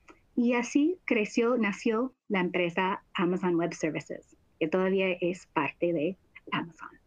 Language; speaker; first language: Spanish; non-native, fluent; English